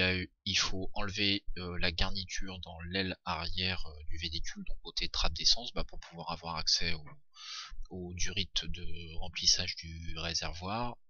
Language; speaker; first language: French; native; French